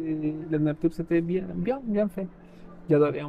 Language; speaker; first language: French; non-native, fluent; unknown